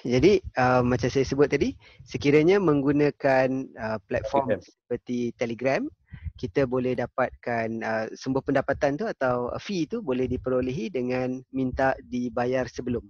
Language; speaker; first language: Malay; native; Malay